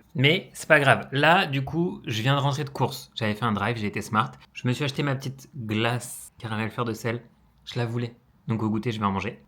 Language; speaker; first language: French; native; French